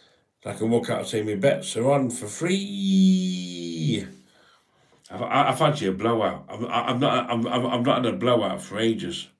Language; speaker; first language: English; native; English